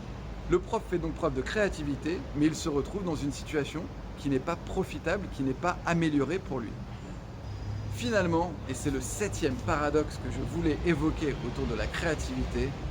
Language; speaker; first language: French; native; French